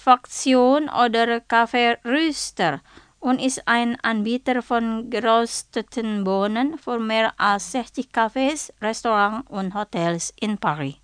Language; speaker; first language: German; non-native, fluent; Indonesian